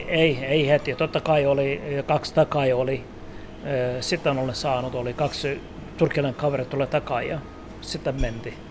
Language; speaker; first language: Finnish; non-native, learner; Turkish